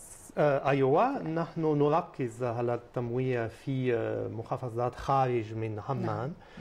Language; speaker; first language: Arabic; non-native, fluent; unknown